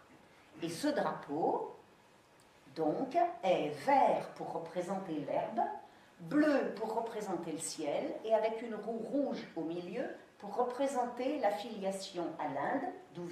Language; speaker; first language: French; native; French